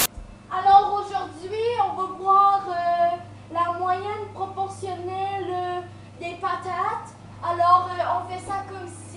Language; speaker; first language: French; native; French